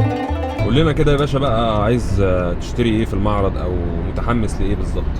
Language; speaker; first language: Arabic; native; Arabic